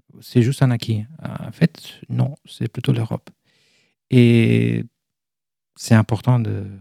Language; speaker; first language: French; non-native, fluent; Italian